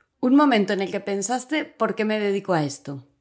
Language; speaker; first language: Spanish; native; Spanish